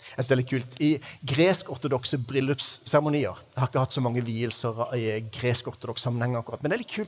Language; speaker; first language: Norwegian; native; Norwegian